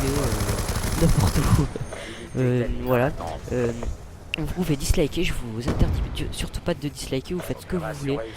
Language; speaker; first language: French; native; French